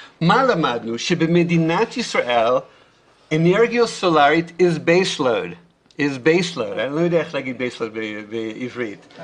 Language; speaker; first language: Hebrew; non-native, fluent; English